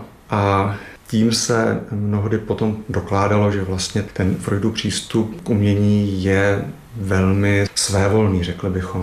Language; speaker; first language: Czech; native; Czech